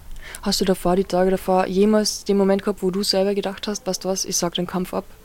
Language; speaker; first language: German; native; German